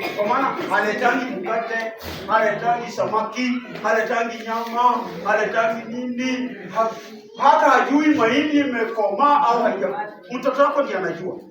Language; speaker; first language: Swahili; non-native, local second language; Luyia